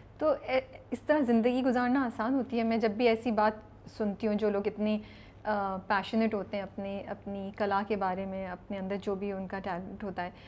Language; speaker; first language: Urdu; native; Urdu